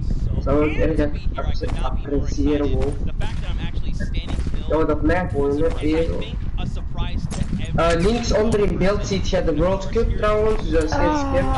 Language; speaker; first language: Dutch; native; Dutch